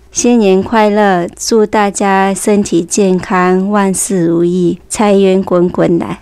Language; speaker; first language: Chinese; early bilingual, heritage; Chinese